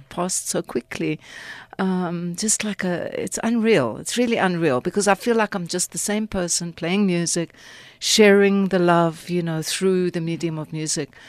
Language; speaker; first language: English; native; English